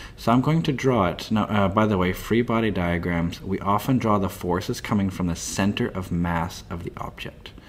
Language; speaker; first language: English; native; English